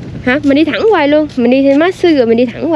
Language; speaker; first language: Vietnamese; native; Vietnamese